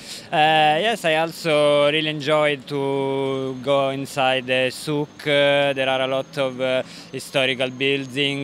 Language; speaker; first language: English; non-native, fluent; Italian